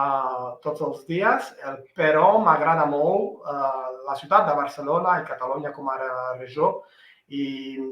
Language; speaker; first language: Catalan; non-native, fluent; Italian